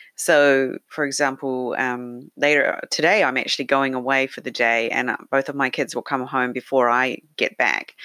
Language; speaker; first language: English; native; English